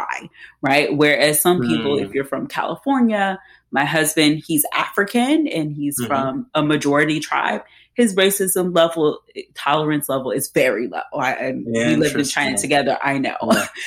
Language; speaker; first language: English; native; English